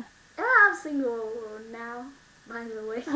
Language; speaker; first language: English; non-native, learner; Vietnamese